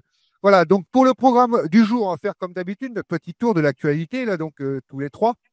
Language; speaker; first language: French; native; French